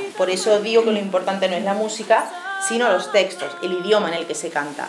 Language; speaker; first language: Spanish; native; Spanish